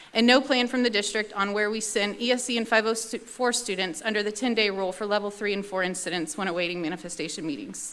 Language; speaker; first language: English; native; English